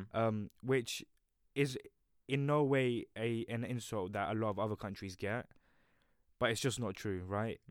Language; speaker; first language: English; native; English